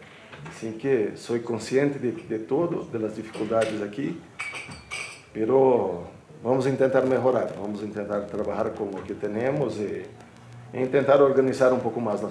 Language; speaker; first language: Spanish; non-native, fluent; Portuguese